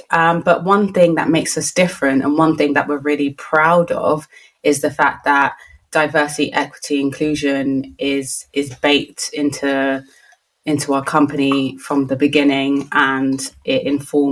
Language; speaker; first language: English; native; English